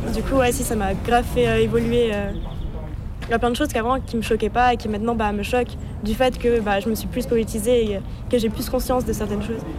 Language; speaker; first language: French; native; French